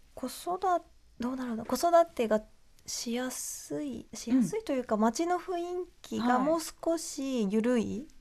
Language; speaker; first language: Japanese; native; Japanese